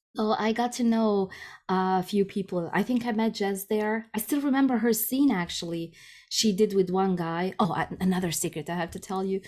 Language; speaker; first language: English; non-native, fluent; Croatian